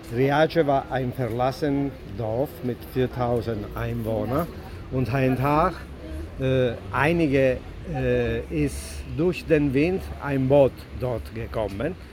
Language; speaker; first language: German; non-native, learner; Italian